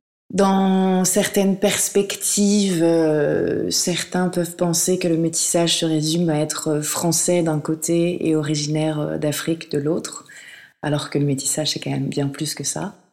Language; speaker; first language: French; native; French